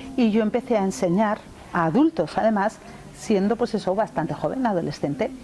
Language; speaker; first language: Spanish; early bilingual, other home language; English